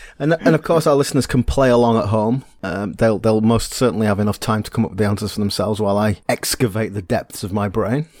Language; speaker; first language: English; native; English